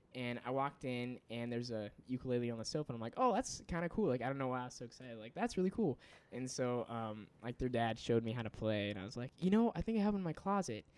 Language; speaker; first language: English; native; English